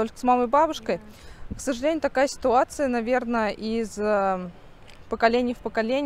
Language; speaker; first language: Russian; native; Russian